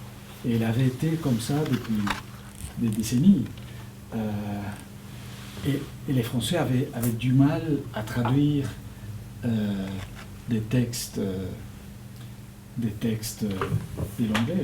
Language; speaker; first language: French; non-native, fluent; Spanish